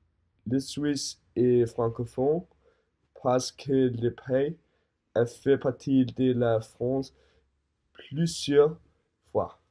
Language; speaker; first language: French; non-native, learner; Danish